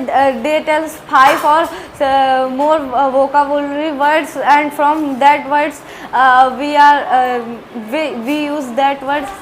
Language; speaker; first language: English; non-native, learner; Hindi